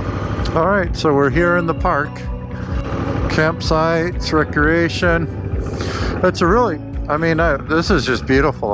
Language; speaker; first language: English; native; English